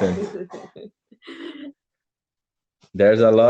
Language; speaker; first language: English; non-native, learner; Portuguese